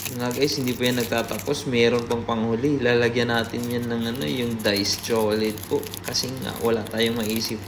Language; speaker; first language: Filipino; non-native, local second language; Cebuano